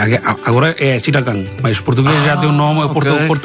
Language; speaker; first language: Portuguese; non-native, learner; Bangla